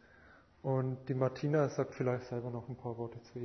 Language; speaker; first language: German; native; German